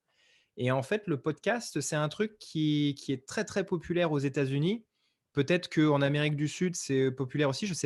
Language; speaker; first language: French; native; French